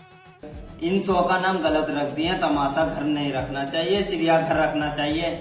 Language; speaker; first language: Hindi; native; Hindi